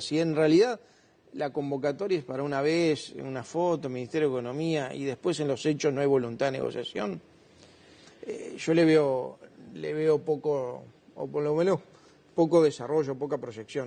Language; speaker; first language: Spanish; native; Spanish